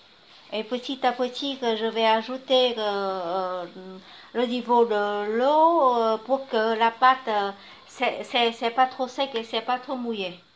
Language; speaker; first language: French; non-native, learner; Vietnamese